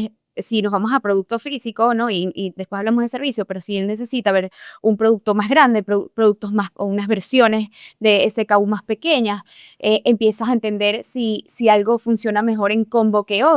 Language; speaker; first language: Spanish; native; Spanish